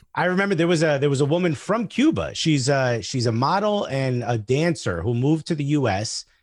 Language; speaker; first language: English; native; English